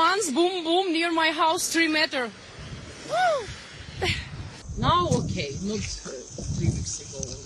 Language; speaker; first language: English; non-native, learner; Russian